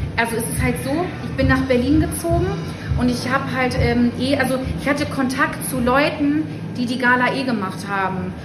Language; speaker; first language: German; native; German